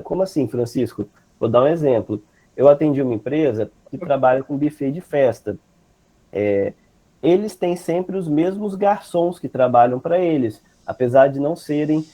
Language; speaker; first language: Portuguese; native; Portuguese